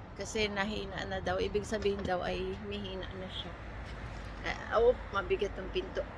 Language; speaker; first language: Filipino; native; Filipino